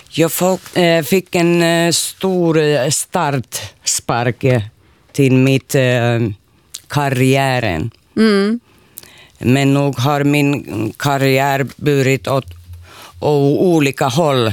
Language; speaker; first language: Swedish; non-native, local second language; Finnish